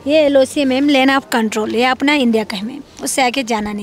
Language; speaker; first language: Hindi; non-native, local second language; Balti